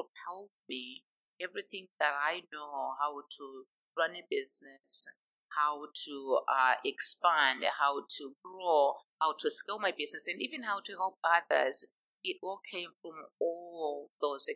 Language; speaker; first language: English; non-native, local second language; Shona